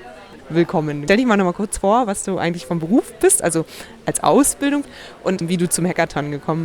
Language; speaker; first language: German; native; German